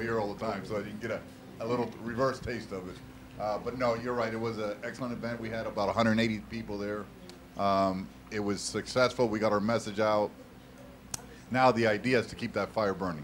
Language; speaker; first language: English; native; English